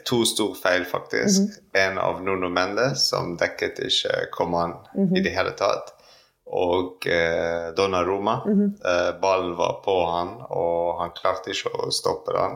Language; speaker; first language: Norwegian; non-native, fluent; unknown